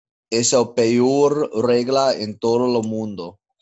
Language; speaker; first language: Spanish; non-native, learner; English